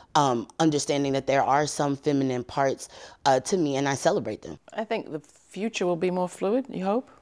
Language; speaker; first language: English; native; English